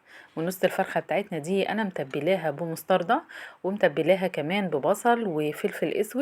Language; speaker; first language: Arabic; native; Arabic